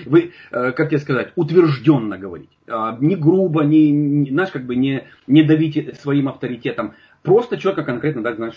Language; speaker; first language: Russian; native; Russian